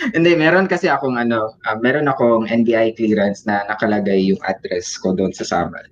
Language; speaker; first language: Filipino; non-native, local second language; Cebuano